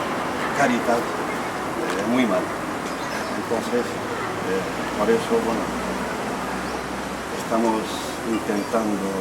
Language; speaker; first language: Spanish; non-native, fluent; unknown